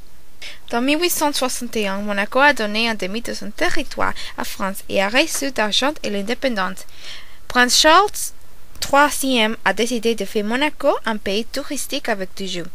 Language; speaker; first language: French; non-native, learner; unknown